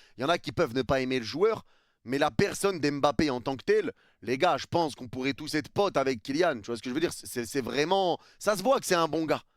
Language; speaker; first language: French; early bilingual, other home language; Arabic